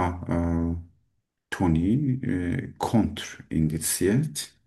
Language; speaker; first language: German; non-native, learner; Turkish